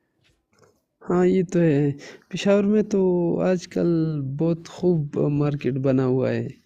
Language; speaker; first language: Hindi; non-native, local second language; Pashto